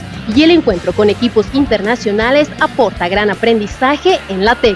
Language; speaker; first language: Spanish; native; Spanish